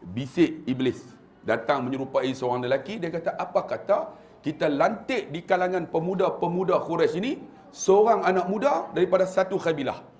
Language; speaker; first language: Malay; native; Malay